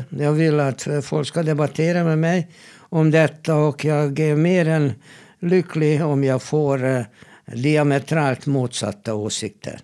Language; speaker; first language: Swedish; non-native, fluent; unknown